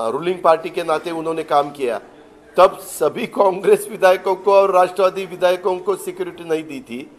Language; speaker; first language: Hindi; non-native, local second language; Marathi